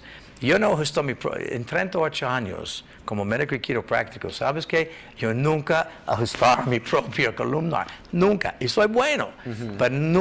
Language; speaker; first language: Spanish; non-native, learner; English